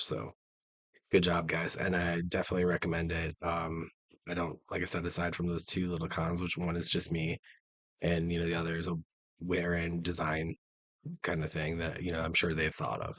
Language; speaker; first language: English; native; English